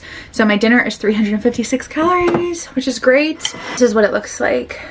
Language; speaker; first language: English; native; English